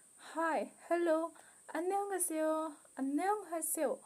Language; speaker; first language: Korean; non-native, learner; Hindi